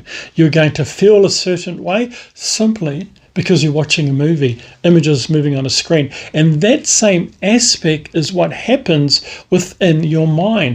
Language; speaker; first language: English; native; English